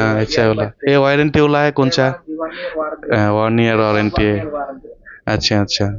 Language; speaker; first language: Hindi; non-native, learner; Bangla